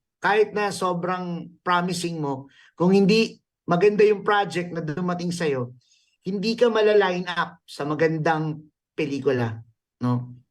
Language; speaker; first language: Filipino; native; Filipino